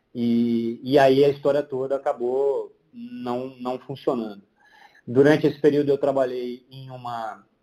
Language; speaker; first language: Portuguese; native; Portuguese